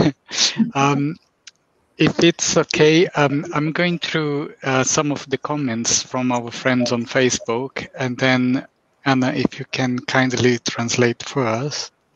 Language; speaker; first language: English; non-native, fluent; Portuguese